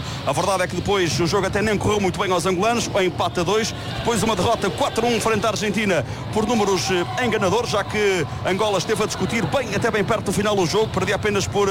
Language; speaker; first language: Portuguese; native; Portuguese